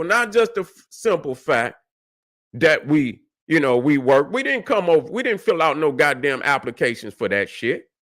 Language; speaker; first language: English; native; English